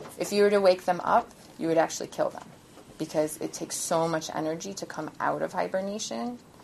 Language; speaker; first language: English; early bilingual, other home language; Persian